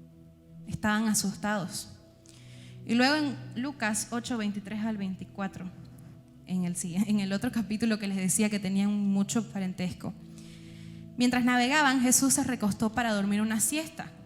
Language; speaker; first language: Spanish; native; Spanish